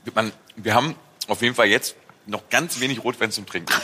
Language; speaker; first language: German; native; German